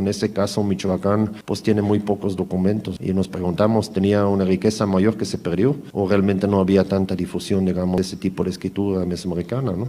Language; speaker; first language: Spanish; native; Spanish